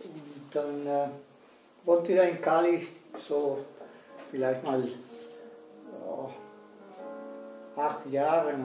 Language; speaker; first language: German; non-native, fluent; Spanish